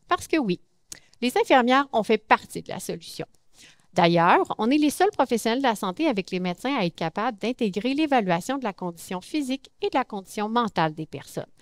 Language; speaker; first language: French; native; French